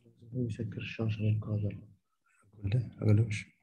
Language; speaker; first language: Arabic; native; Arabic